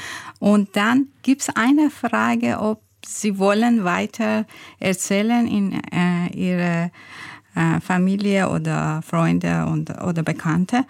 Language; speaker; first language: German; non-native, learner; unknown